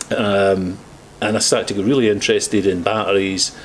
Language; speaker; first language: English; native; English